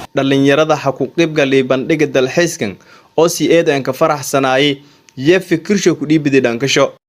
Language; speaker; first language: Somali; non-native, local second language; Maay